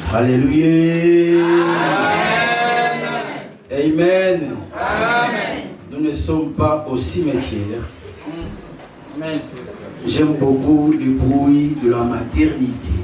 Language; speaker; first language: French; non-native, local second language; Lingala